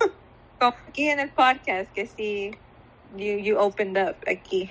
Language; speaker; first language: Spanish; early bilingual, other home language; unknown